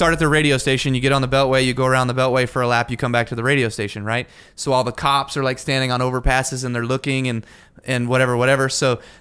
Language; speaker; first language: English; native; English